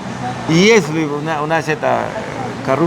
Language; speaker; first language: Russian; non-native, learner; Spanish